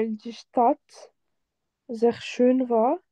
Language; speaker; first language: German; non-native, learner; French